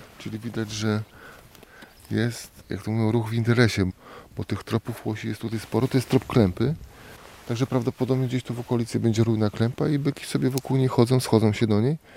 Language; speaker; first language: Polish; native; Polish